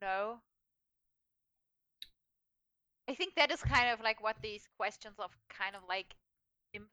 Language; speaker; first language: English; non-native, fluent; German